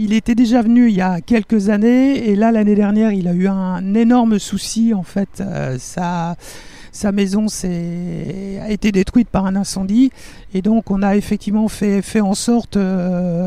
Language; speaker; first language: French; native; French